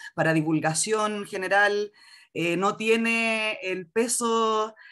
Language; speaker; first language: Spanish; native; Spanish